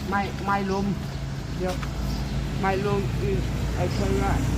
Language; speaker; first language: English; non-native, learner; Thai